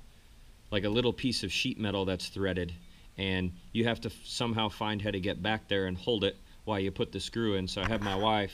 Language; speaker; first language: English; native; English